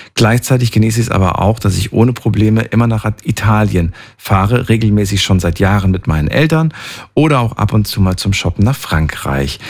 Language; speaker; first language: German; native; German